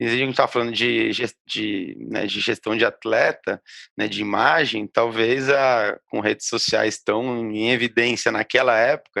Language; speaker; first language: Portuguese; native; Portuguese